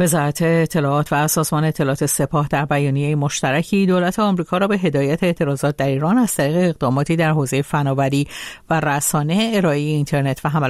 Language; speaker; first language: Persian; native; Persian